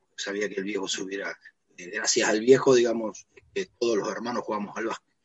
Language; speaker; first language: Spanish; native; Spanish